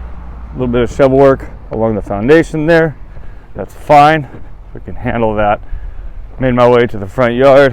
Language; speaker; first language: English; native; English